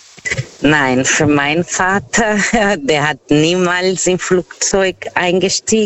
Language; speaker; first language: German; non-native, learner; Portuguese